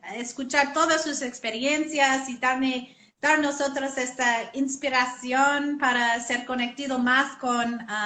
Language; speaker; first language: Spanish; non-native, learner; English